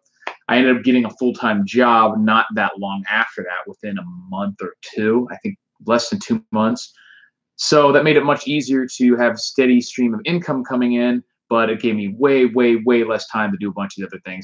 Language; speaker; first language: English; native; English